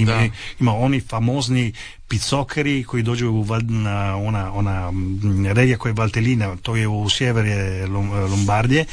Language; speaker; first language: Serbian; non-native, fluent; Italian